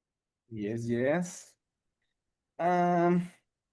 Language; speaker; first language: English; non-native, learner; Spanish